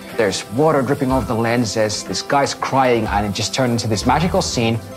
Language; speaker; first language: English; non-native, fluent; Finnish